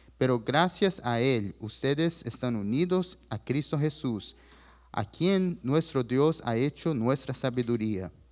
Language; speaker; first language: Spanish; early bilingual, other home language; Portuguese